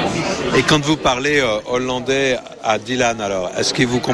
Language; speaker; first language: French; native; French